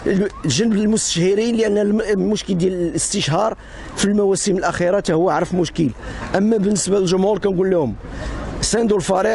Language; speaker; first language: Arabic; native; Arabic